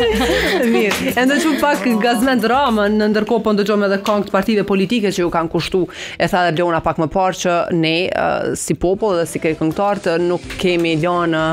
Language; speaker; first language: Albanian; native; Albanian